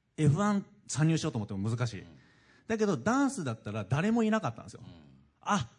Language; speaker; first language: Japanese; native; Japanese